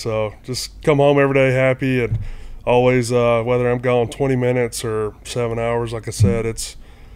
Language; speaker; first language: English; native; English